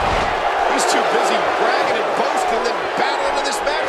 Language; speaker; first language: English; native; English